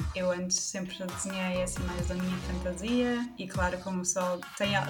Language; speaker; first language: Portuguese; non-native, local second language; German